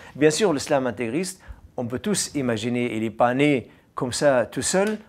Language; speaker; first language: French; non-native, fluent; Arabic